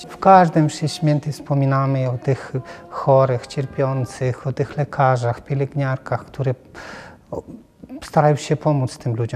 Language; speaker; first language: Polish; non-native, fluent; Ukrainian